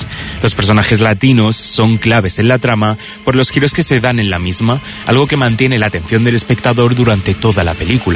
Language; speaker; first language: Spanish; native; Spanish